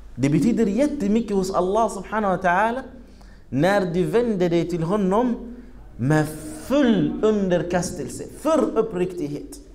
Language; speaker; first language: Swedish; non-native, fluent; Arabic